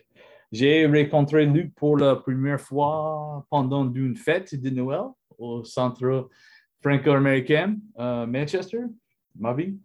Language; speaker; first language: French; non-native, learner; English